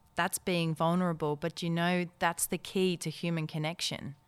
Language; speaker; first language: English; early bilingual, other home language; Dutch